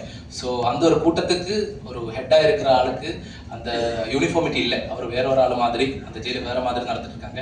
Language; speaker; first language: Tamil; non-native, fluent; Malayalam